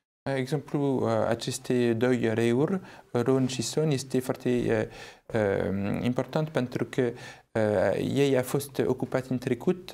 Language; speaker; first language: Romanian; non-native, fluent; French